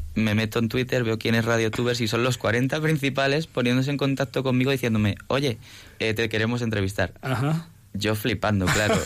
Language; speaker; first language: Spanish; native; Spanish